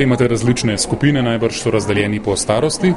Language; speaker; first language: Slovenian; native; Slovenian